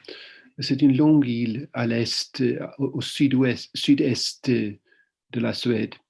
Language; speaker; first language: French; non-native, fluent; Swedish